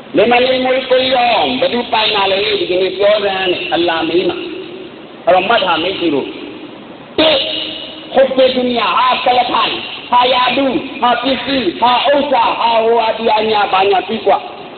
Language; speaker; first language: Burmese; non-native, local second language; Rohingya